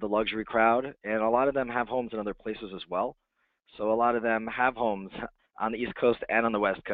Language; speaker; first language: English; native; English